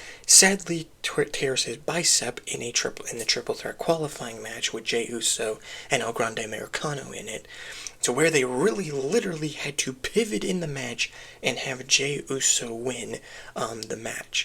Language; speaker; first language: English; native; English